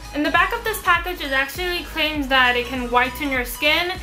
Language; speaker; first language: English; non-native, fluent; Chinese